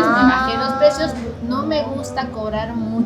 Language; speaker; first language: Spanish; native; Spanish